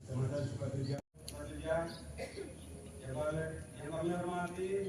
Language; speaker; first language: Indonesian; native; Indonesian